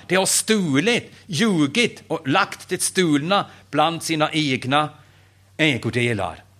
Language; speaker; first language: Swedish; non-native, fluent; German